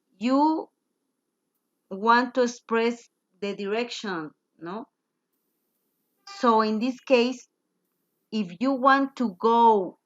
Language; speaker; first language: English; non-native, fluent; Spanish